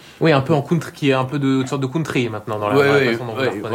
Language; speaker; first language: French; native; French